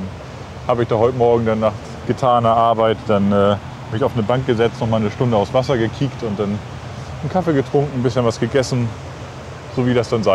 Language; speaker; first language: German; native; German